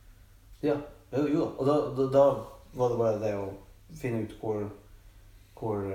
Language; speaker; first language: Norwegian; native; Norwegian